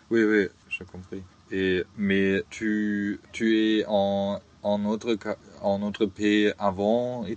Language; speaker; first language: French; non-native, learner; German